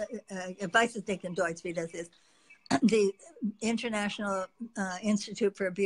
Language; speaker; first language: German; non-native, fluent; English